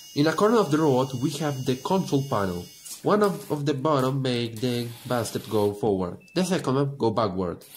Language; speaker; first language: English; non-native, learner; Spanish